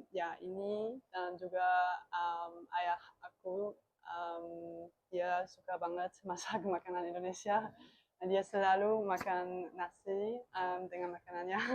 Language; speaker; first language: Indonesian; non-native, learner; German